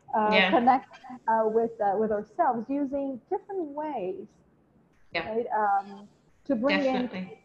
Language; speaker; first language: English; non-native, fluent; Portuguese